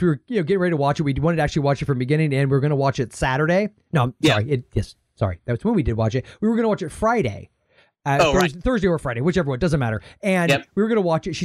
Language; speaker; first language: English; native; English